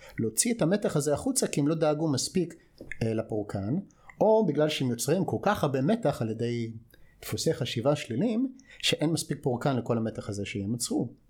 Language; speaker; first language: Hebrew; non-native, fluent; English